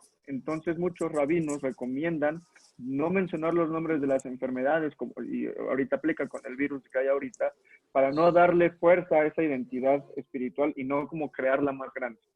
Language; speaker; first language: Spanish; native; Spanish